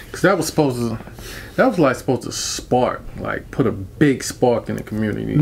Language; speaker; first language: English; native; English